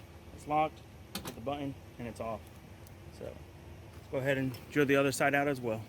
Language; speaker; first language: English; native; English